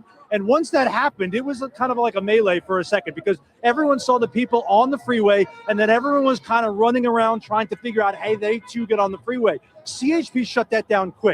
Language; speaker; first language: English; native; English